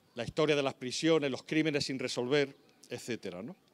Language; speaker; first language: Spanish; native; Spanish